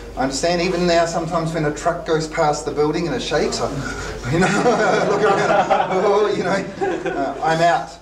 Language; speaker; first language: English; native; English